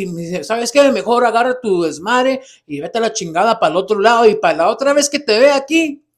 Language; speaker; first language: Spanish; early bilingual, heritage; Spanish